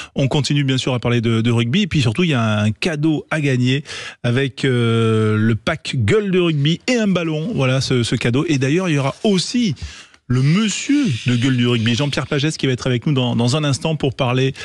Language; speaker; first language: French; native; French